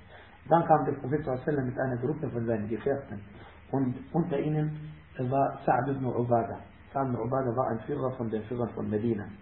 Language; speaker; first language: German; non-native, fluent; Arabic